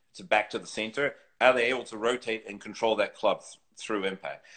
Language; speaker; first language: English; native; English